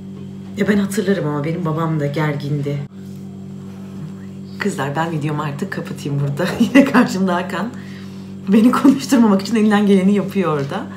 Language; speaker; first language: Turkish; native; Turkish